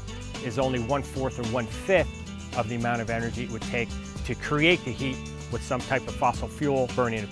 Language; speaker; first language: English; native; English